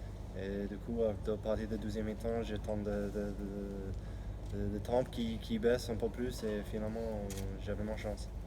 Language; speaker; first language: French; non-native, learner; English